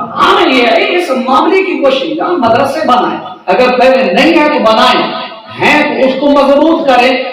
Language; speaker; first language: Urdu; non-native, local second language; Punjabi